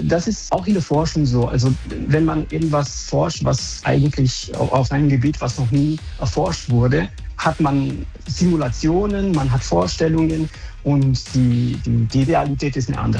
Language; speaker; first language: German; native; German